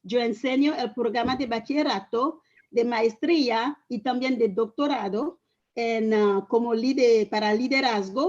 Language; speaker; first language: Spanish; non-native, fluent; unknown